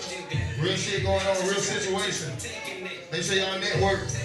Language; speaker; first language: English; native; English